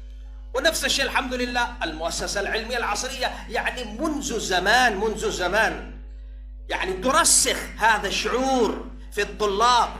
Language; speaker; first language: Arabic; non-native, fluent; Urdu